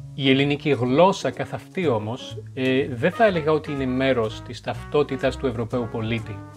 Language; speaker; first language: Greek; non-native, fluent; French